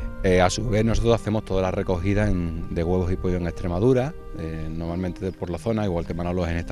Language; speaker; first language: Spanish; native; Spanish